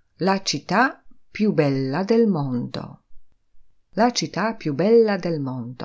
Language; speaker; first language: Italian; non-native, fluent; Polish